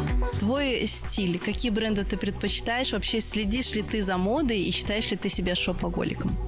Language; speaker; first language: Russian; native; Russian